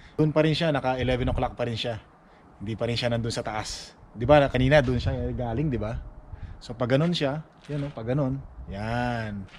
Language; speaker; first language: Filipino; native; Filipino